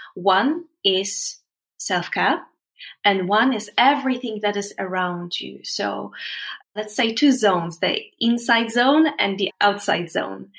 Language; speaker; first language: English; non-native, fluent; Polish